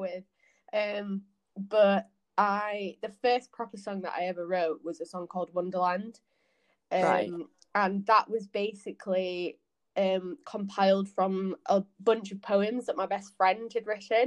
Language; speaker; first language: English; native; English